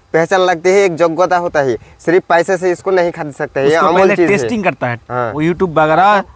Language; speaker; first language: Hindi; non-native, local second language; Bangla